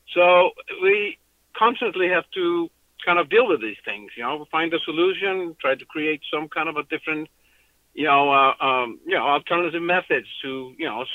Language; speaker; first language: English; non-native, fluent; Icelandic